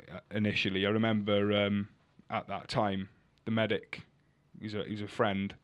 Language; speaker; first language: English; native; English